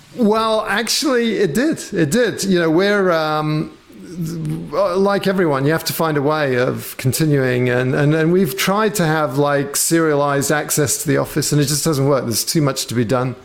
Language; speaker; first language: English; native; English